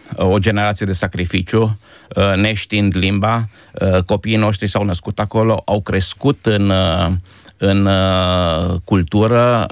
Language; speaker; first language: Romanian; native; Romanian